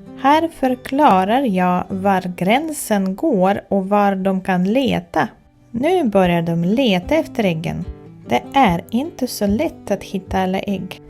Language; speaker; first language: Swedish; non-native, fluent; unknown